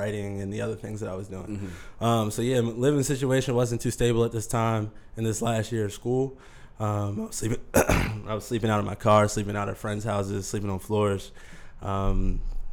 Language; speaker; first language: English; native; English